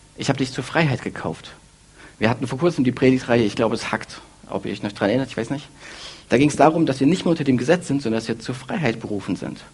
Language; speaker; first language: German; early bilingual, other home language; Russian